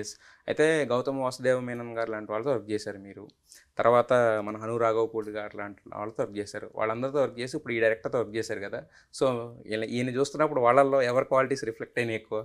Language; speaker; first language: Telugu; native; Telugu